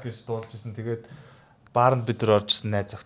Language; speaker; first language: Mongolian; native; Mongolian